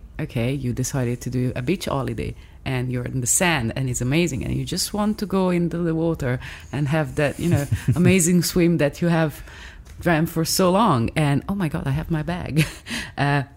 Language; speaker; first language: English; non-native, fluent; Italian